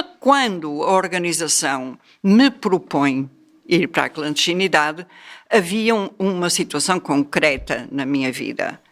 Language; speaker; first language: Portuguese; native; Portuguese